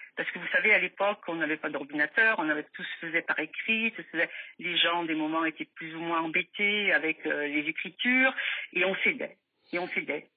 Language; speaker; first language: French; native; French